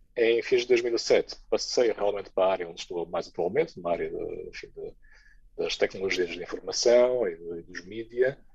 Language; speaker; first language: Portuguese; native; Portuguese